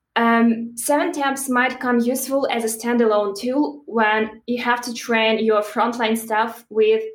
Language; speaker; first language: English; non-native, fluent; Russian